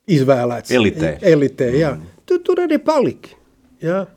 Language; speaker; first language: Latvian; native; Latvian